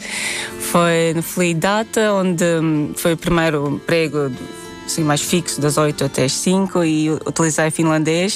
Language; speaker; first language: Portuguese; non-native, fluent; Latvian